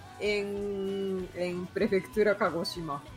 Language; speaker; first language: Spanish; non-native, learner; Japanese